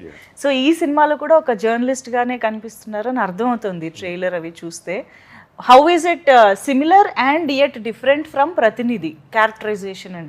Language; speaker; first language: Telugu; native; Telugu